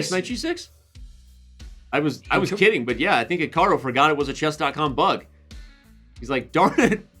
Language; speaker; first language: English; native; English